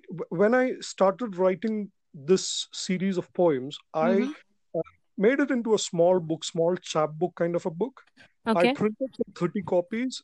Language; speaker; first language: English; non-native, local second language; Malayalam